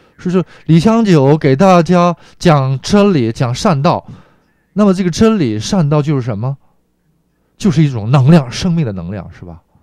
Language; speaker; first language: Chinese; non-native, fluent; Korean